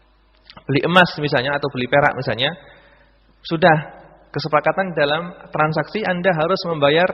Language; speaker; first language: Indonesian; native; Indonesian